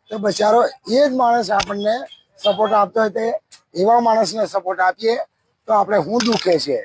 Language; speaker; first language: Gujarati; non-native, local second language; Rathawi